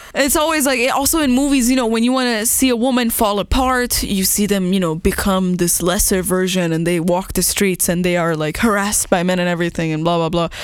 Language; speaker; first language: English; non-native, fluent; Persian